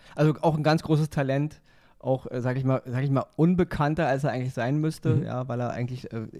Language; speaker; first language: German; native; German